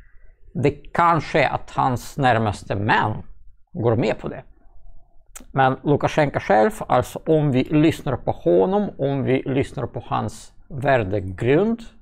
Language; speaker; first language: Swedish; non-native, fluent; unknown